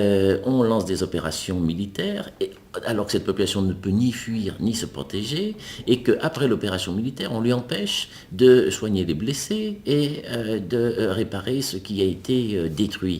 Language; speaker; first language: French; native; French